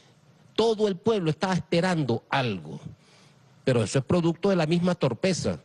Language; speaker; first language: Spanish; native; Spanish